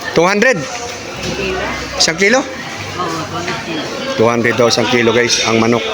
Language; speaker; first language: Filipino; non-native, local second language; Cebuano